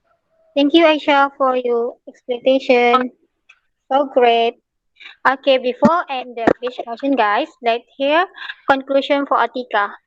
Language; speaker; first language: English; non-native, local second language; Malay